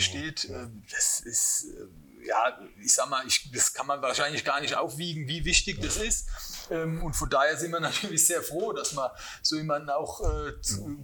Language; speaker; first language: German; native; German